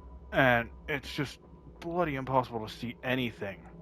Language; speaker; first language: English; native; English